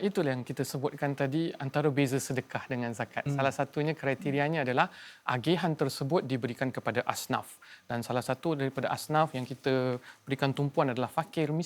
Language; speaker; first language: Malay; native; Malay